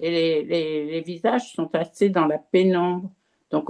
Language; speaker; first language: French; native; French